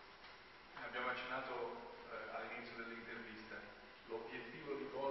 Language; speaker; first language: Italian; native; Italian